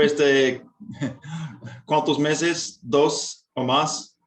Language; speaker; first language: Spanish; non-native, fluent; English